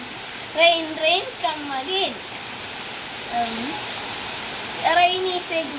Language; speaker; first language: English; non-native, learner; Malayalam